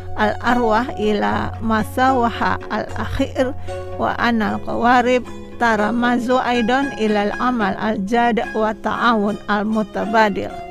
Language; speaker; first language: Arabic; non-native, fluent; Indonesian